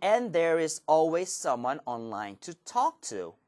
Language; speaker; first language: English; non-native, fluent; Korean